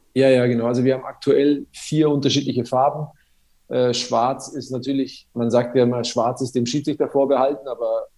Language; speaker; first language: German; native; German